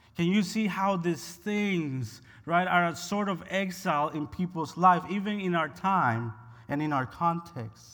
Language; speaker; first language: English; non-native, fluent; Spanish